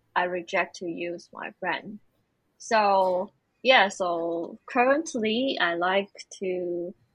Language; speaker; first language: English; non-native, fluent; Chinese